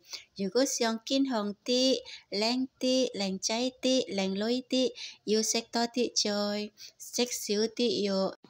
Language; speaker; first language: Cantonese; non-native, fluent; Indonesian